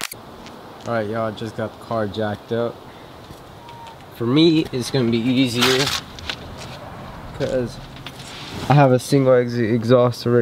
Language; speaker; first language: English; native; English